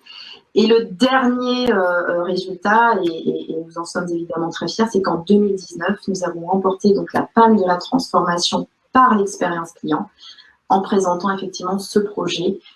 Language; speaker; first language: French; native; French